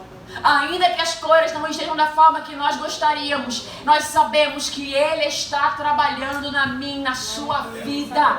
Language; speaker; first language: Portuguese; native; Portuguese